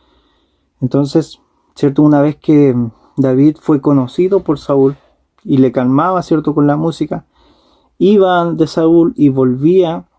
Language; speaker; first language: Spanish; native; Spanish